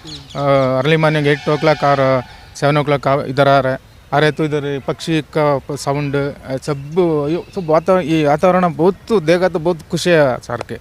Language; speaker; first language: Hindi; non-native, local second language; Kannada